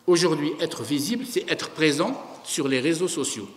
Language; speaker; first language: French; non-native, local second language; Arabic